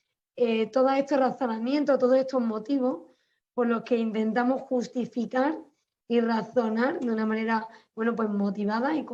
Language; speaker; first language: Spanish; native; Spanish